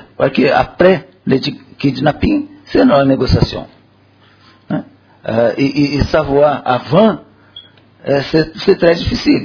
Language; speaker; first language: French; non-native, learner; Portuguese